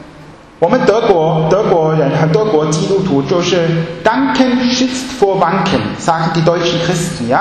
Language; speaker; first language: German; non-native, fluent; Chinese